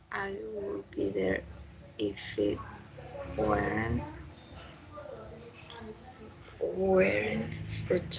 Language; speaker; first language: English; non-native, learner; Spanish